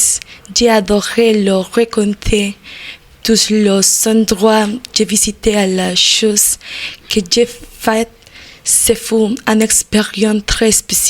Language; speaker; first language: French; non-native, learner; Spanish